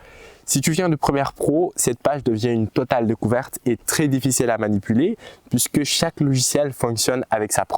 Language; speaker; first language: French; native; French